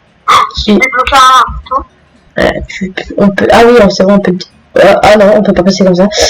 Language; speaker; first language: French; native; French